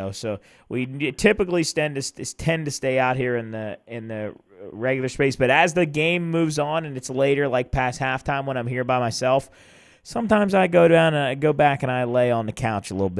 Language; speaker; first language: English; native; English